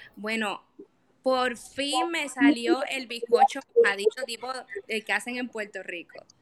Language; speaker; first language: Spanish; native; Spanish